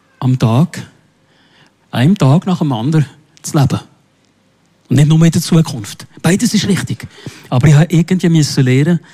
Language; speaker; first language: German; non-native, local second language; French